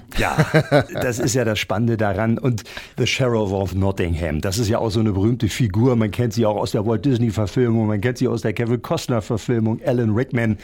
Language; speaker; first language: German; native; German